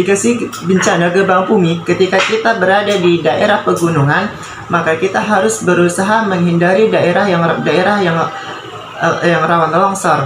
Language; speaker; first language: Indonesian; native; Indonesian